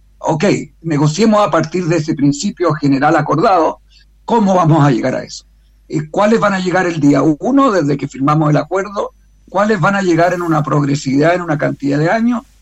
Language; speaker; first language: Spanish; native; Spanish